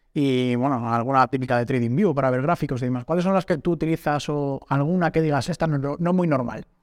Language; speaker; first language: Spanish; native; Spanish